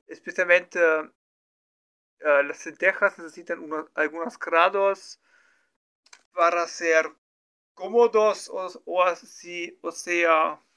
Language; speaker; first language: Spanish; non-native, learner; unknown